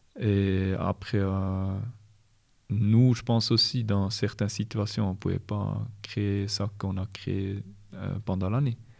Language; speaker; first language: French; non-native, local second language; German